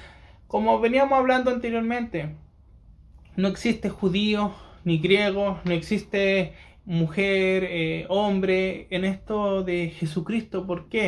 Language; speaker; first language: Spanish; native; Spanish